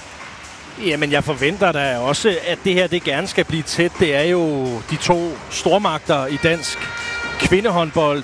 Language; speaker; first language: Danish; native; Danish